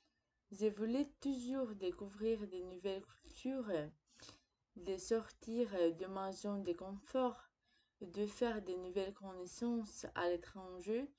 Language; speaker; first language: French; non-native, fluent; Greek